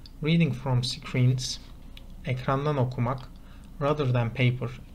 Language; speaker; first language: English; non-native, fluent; Turkish